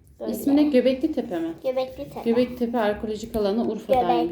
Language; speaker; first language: Turkish; native; Turkish